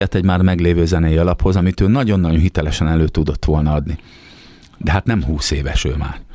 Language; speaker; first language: Hungarian; native; Hungarian